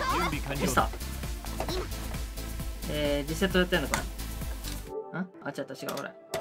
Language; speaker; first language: Japanese; native; Japanese